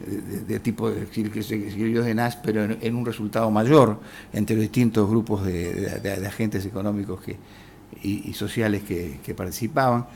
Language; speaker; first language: Spanish; native; Spanish